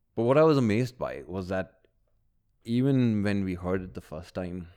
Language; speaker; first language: English; early bilingual, other home language; Malayalam